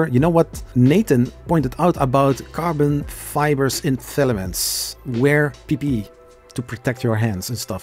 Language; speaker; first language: English; non-native, fluent; Dutch